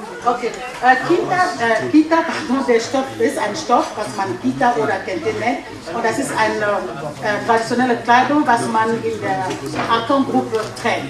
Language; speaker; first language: German; non-native, fluent; French